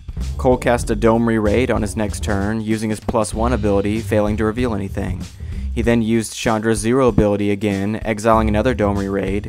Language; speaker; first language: English; native; English